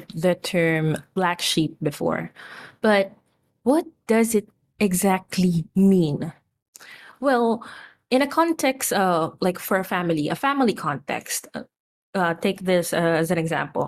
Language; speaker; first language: English; non-native, local second language; Filipino